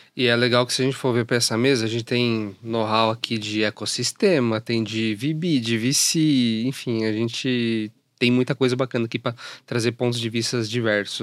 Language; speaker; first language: Portuguese; native; Portuguese